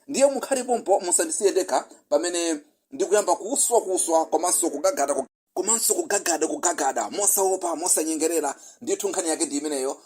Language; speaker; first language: Nyanja; non-native, local second language; Yao